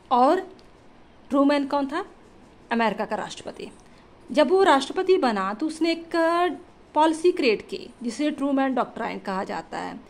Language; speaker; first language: Hindi; non-native, local second language; Punjabi